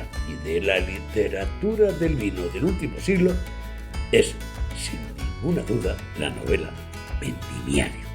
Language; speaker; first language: Spanish; native; Spanish